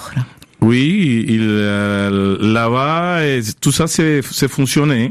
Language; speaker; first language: French; non-native, fluent; Spanish